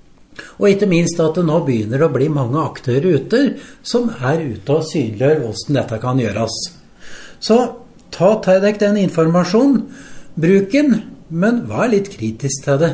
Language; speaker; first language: Norwegian; native; Norwegian